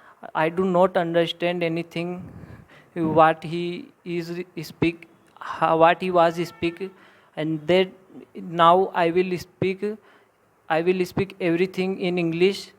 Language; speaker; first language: English; non-native, learner; Hindi